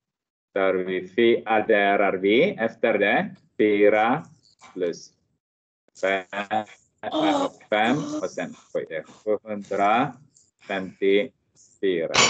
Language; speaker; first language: Swedish; non-native, fluent; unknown